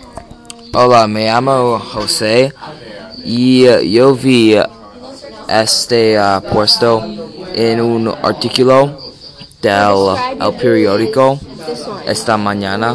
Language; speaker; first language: Spanish; non-native, learner; English